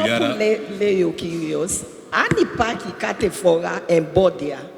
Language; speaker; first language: Greek; non-native, learner; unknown